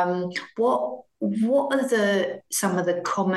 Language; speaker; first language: English; native; English